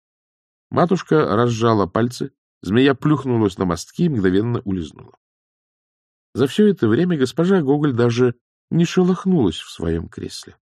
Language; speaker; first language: Russian; native; Russian